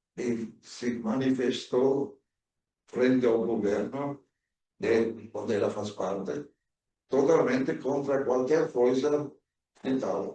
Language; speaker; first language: Portuguese; early bilingual, other home language; German